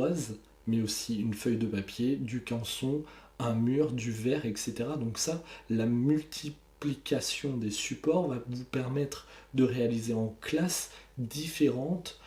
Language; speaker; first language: French; native; French